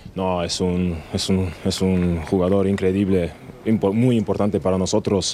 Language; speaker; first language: Spanish; non-native, learner; German